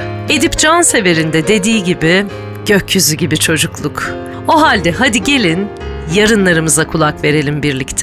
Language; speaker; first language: Turkish; native; Turkish